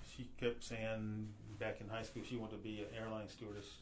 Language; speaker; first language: English; native; English